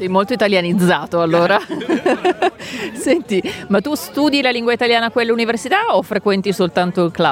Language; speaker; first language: Italian; native; Italian